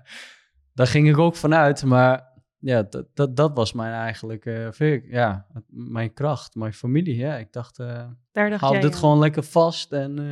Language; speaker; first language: Dutch; non-native, fluent; Turkish